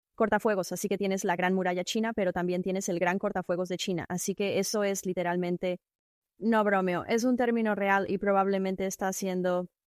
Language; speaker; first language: Spanish; non-native, fluent; Chinese